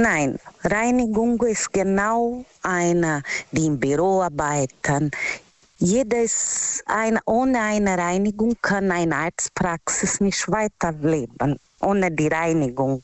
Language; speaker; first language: German; non-native, fluent; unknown